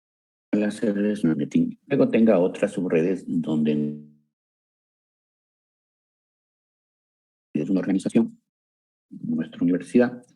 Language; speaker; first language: Spanish; native; Spanish